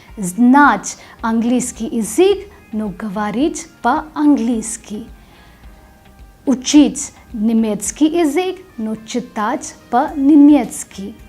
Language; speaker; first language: Russian; non-native, fluent; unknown